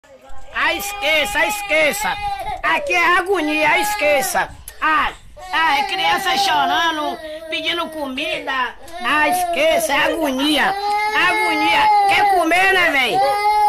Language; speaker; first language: Portuguese; native; Portuguese